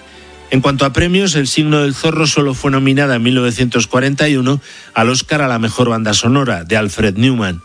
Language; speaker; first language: Spanish; native; Spanish